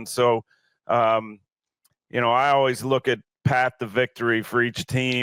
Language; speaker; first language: English; native; English